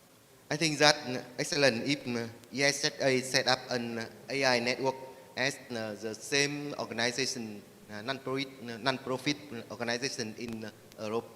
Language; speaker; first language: English; non-native, learner; Vietnamese